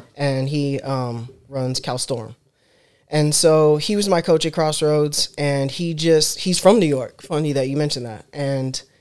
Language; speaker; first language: English; native; English